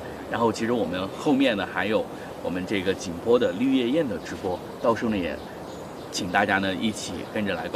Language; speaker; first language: Chinese; native; Chinese